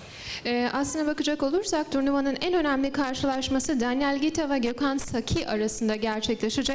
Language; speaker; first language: Turkish; native; Turkish